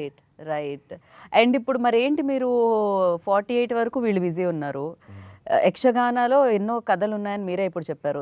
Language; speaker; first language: Telugu; native; Telugu